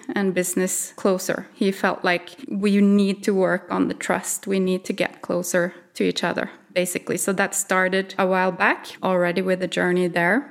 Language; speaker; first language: English; non-native, fluent; Norwegian